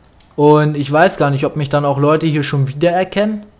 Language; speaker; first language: German; native; German